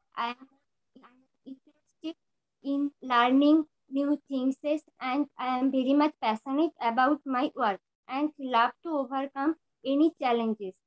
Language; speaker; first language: English; non-native, local second language; Bangla